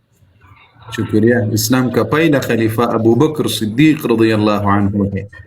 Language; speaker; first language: Hindi; non-native, learner; Pashto